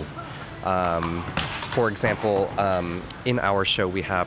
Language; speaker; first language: English; native; English